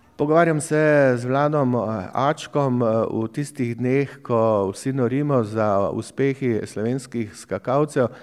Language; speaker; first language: Slovenian; native; Slovenian